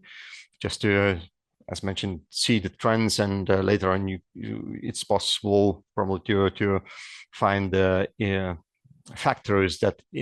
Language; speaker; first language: English; non-native, fluent; Lithuanian